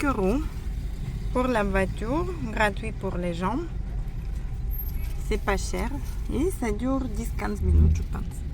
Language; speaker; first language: French; non-native, fluent; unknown